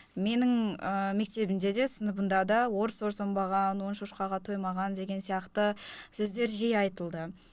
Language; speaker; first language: Kazakh; non-native, local second language; Russian